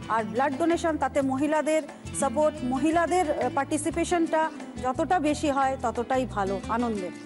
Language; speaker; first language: Bangla; native; Bangla